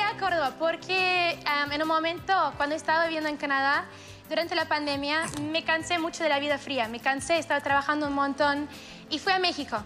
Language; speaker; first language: Spanish; non-native, fluent; Russian